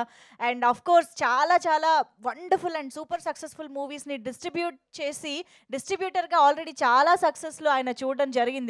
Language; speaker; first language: Telugu; native; Telugu